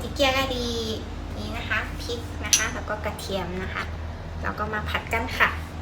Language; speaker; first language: Thai; non-native, fluent; Japanese